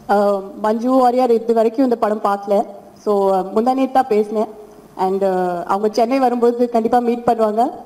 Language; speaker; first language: Tamil; non-native, fluent; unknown